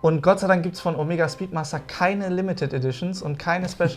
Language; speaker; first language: German; native; German